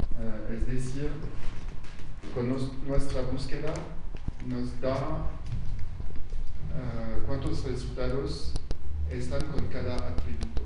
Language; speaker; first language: Spanish; non-native, fluent; French